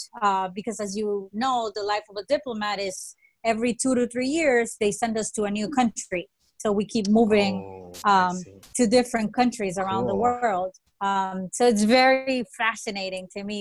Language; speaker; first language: English; early bilingual, other home language; Spanish